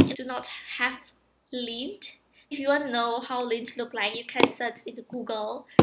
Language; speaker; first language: English; non-native, fluent; Indonesian